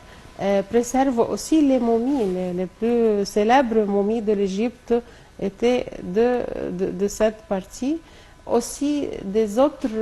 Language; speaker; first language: French; non-native, local second language; Arabic